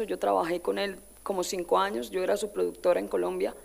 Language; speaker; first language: Spanish; native; Spanish